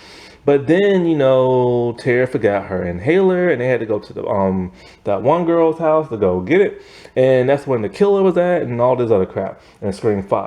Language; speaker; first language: English; native; English